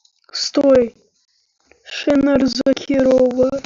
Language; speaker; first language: Russian; native; Russian